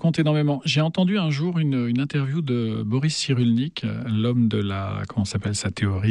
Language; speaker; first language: French; native; French